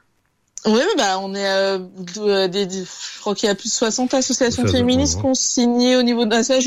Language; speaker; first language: French; native; French